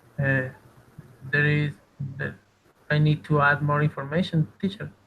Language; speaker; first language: English; non-native, learner; Spanish